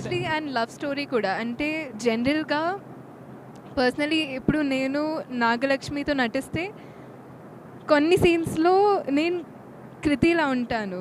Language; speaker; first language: Telugu; non-native, fluent; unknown